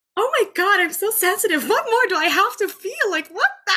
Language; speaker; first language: English; non-native, fluent; Arabic